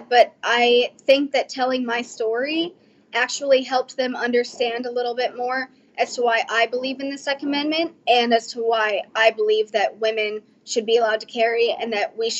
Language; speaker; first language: English; native; English